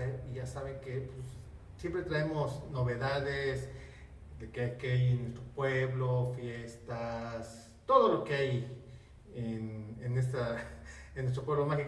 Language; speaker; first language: Spanish; native; Spanish